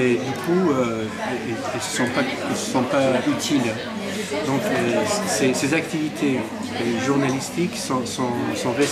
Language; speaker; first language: French; non-native, fluent; Persian